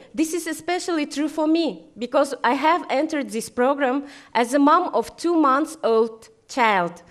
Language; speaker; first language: English; non-native, fluent; Kazakh